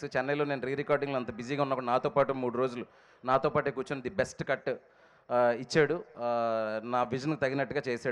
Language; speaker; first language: Telugu; native; Telugu